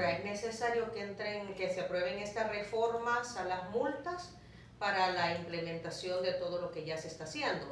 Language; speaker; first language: Spanish; native; Spanish